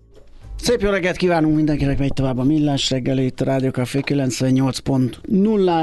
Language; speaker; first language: Hungarian; native; Hungarian